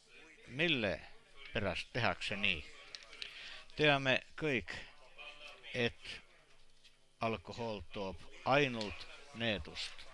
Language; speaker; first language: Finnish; non-native, learner; Estonian